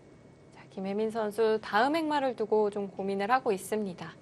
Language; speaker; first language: Korean; native; Korean